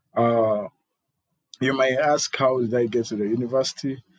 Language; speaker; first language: English; non-native, local second language; Ganda